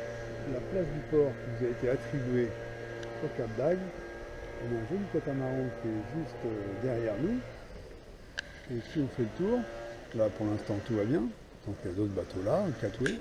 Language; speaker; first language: French; native; French